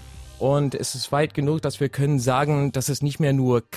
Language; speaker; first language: German; non-native, fluent; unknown